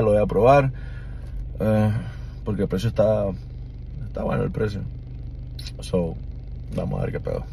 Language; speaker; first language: Spanish; native; Spanish